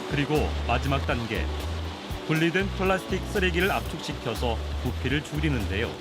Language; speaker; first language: Korean; native; Korean